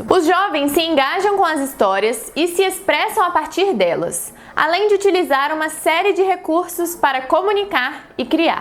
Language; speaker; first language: Portuguese; native; Portuguese